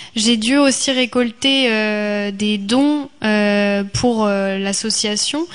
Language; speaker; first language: French; native; French